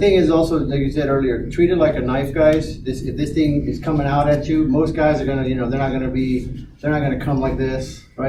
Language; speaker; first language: English; native; English